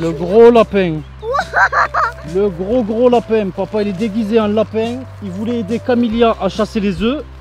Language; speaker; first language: French; native; French